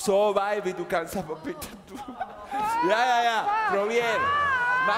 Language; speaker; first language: German; non-native, learner; Spanish